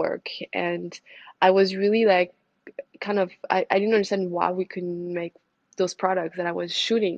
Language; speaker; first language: English; non-native, fluent; French